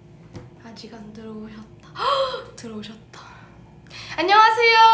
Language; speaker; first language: Korean; early bilingual, heritage; English